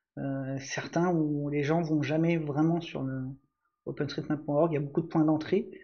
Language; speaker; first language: French; native; French